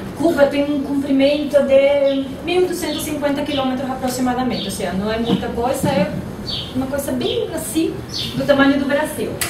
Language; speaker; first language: Portuguese; non-native, fluent; Spanish